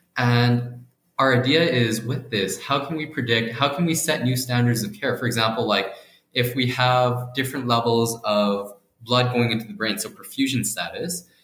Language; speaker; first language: English; native; English